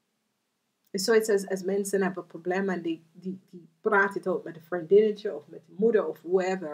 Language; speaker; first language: Dutch; non-native, learner; English